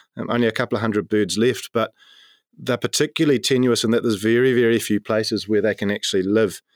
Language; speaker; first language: English; native; English